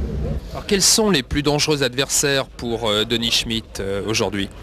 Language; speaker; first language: French; native; French